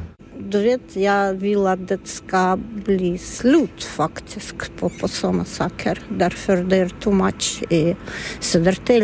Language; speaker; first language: Swedish; non-native, learner; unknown